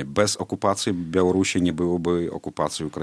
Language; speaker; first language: Polish; non-native, fluent; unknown